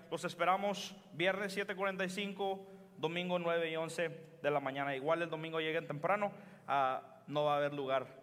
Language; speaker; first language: Spanish; early bilingual, heritage; Spanish